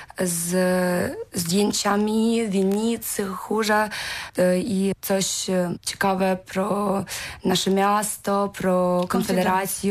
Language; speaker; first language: Polish; non-native, learner; Ukrainian